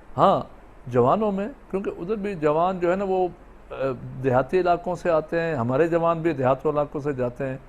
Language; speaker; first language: Urdu; non-native, local second language; Sindhi